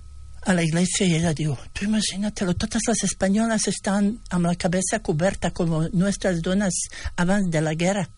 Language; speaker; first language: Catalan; non-native, fluent; Bosnian